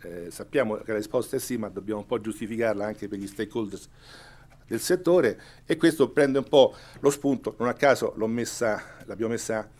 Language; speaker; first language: Italian; native; Italian